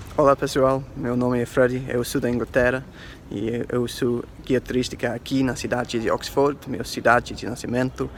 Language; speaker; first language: Portuguese; non-native, learner; English